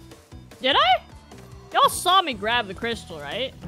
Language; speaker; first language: English; native; English